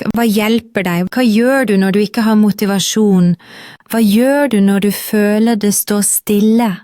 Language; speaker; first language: Norwegian; non-native, fluent; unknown